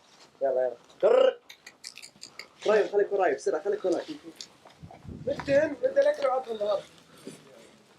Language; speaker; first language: Arabic; native; Arabic